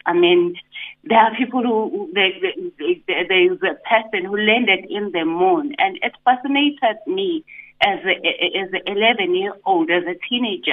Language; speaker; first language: English; non-native, local second language; Zulu